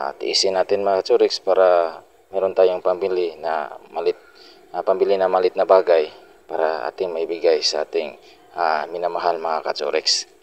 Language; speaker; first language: Filipino; non-native, local second language; Cebuano